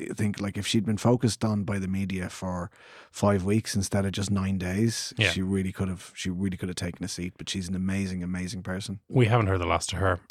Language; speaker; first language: English; native; English